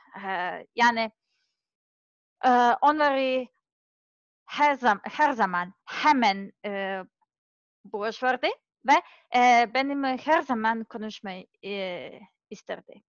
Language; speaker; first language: Turkish; non-native, learner; Serbian